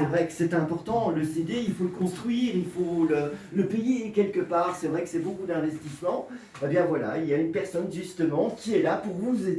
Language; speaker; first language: French; native; French